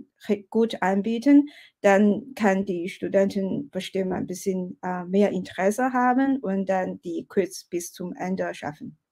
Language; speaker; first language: German; non-native, fluent; Chinese